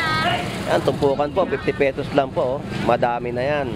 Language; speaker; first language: Filipino; native; Filipino